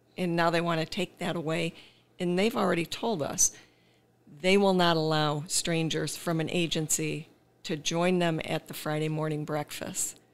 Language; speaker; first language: English; native; English